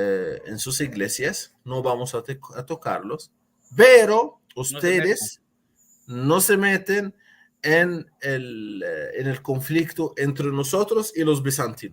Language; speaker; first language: Spanish; non-native, fluent; Arabic